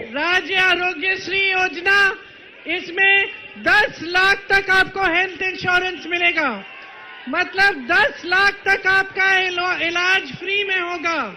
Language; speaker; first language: Hindi; native; Hindi